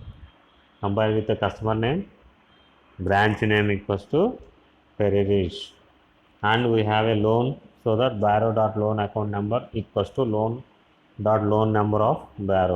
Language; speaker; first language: English; non-native, local second language; Telugu